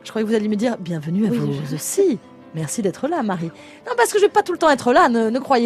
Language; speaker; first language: French; native; French